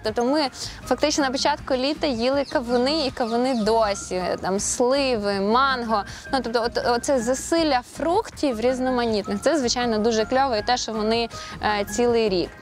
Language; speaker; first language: Ukrainian; native; Ukrainian